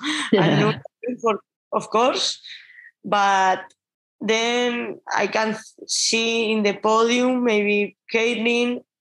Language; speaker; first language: English; non-native, learner; Spanish